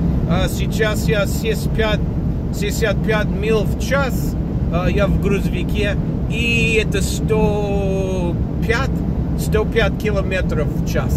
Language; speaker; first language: Russian; non-native, fluent; English